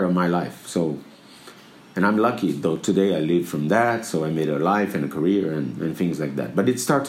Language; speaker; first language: English; non-native, fluent; Portuguese